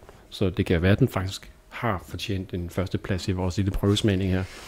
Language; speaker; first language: Danish; native; Danish